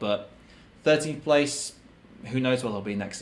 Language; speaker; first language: English; native; English